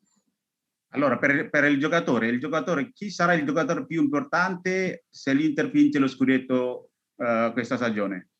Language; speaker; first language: Italian; non-native, learner; Indonesian